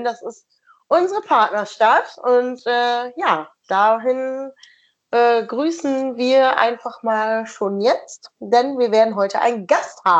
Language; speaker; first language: German; native; German